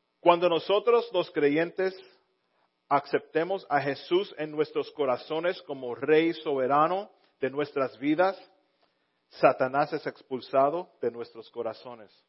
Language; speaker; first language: Spanish; early bilingual, heritage; Spanish